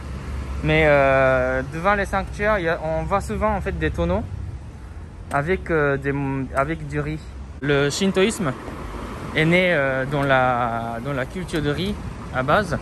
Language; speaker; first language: French; non-native, fluent; Japanese